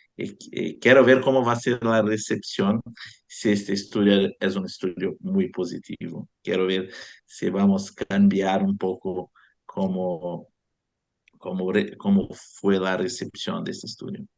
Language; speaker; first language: Spanish; non-native, fluent; Portuguese